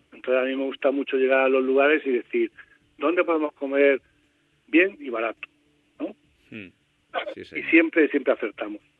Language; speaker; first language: Spanish; native; Spanish